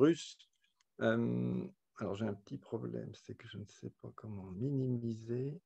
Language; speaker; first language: French; native; French